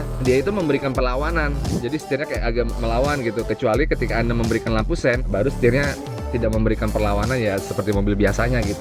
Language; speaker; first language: Indonesian; native; Indonesian